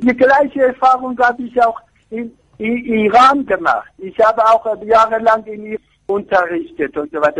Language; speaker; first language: German; non-native, fluent; Persian